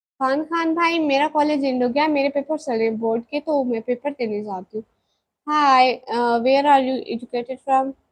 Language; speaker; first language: Urdu; non-native, local second language; Punjabi